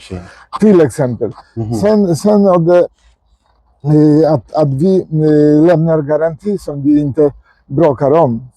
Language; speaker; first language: Swedish; non-native, fluent; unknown